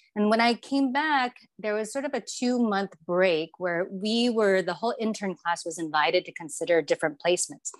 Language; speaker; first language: English; non-native, fluent; Chinese